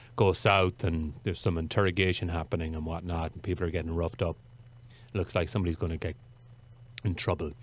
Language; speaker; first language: English; native; English